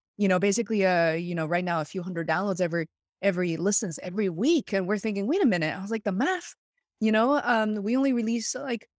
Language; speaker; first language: English; non-native, fluent; Chinese